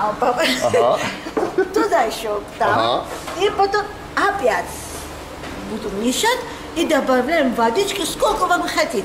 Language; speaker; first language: Russian; non-native, fluent; Georgian